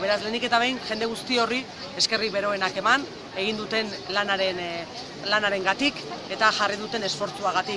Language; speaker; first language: Basque; native; Basque